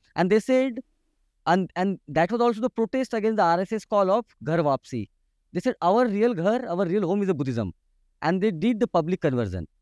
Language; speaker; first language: English; non-native, local second language; Marathi